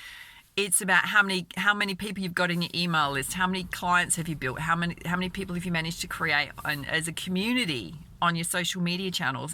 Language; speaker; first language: English; native; English